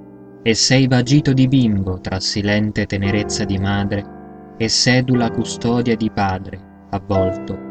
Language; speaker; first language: Italian; native; Italian